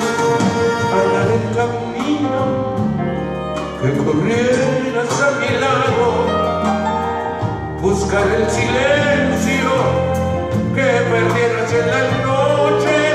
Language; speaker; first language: Spanish; native; Spanish